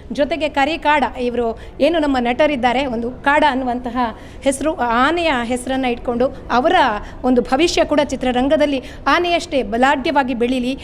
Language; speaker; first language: Kannada; non-native, local second language; Tulu